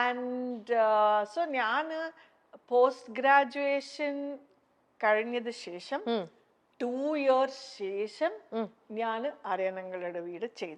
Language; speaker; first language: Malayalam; non-native, local second language; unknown